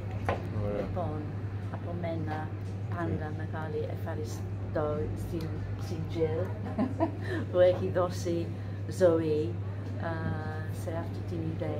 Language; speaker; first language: Greek; non-native, learner; English